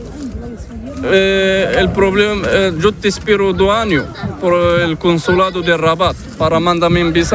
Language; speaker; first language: Spanish; non-native, learner; Arabic